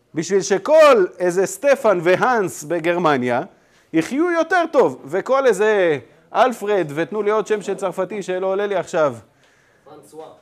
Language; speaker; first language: Hebrew; native; Hebrew